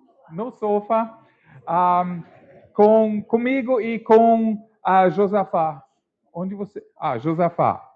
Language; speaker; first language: Portuguese; non-native, learner; English